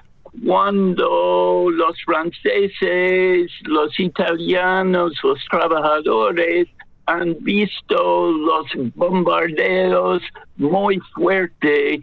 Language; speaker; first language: Spanish; non-native, fluent; English